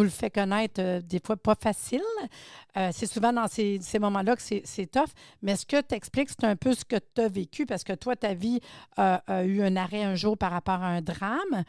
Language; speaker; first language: French; native; French